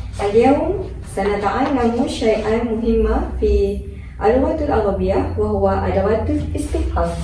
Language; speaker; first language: Arabic; non-native, learner; Malay